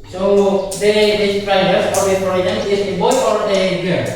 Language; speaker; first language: English; non-native, learner; Indonesian